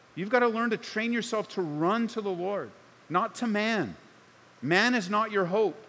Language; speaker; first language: English; native; English